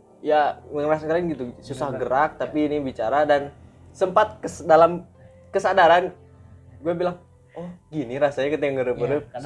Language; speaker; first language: Indonesian; native; Indonesian